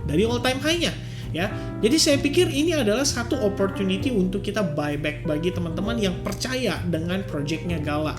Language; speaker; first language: Indonesian; native; Indonesian